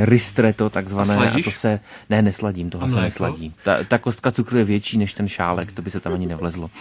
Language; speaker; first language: Czech; native; Czech